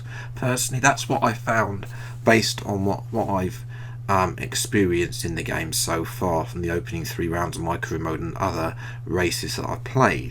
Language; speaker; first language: English; native; English